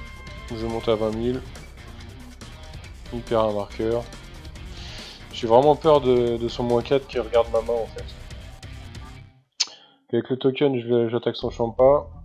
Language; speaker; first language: French; native; French